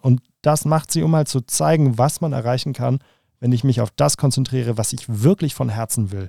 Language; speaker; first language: German; native; German